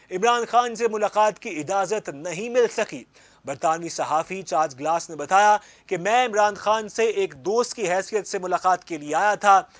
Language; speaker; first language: Urdu; native; Urdu